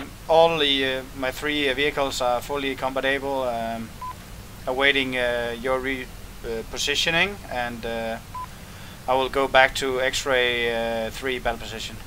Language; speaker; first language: English; non-native, fluent; Danish